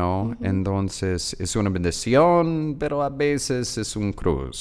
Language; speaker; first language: Spanish; non-native, learner; English